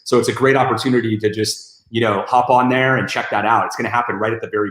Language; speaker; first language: English; native; English